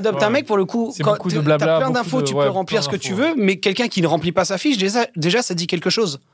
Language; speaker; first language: French; native; French